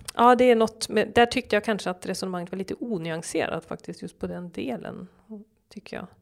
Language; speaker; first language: Swedish; early bilingual, other home language; Norwegian